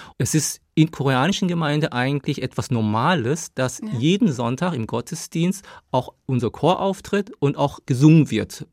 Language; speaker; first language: German; early bilingual, other home language; Korean